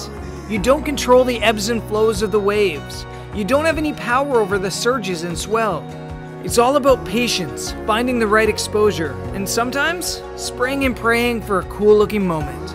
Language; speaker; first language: English; native; English